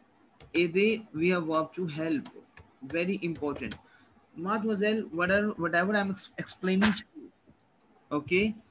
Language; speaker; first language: English; non-native, local second language; Hindi